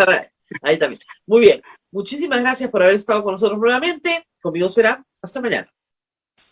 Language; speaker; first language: Spanish; native; Spanish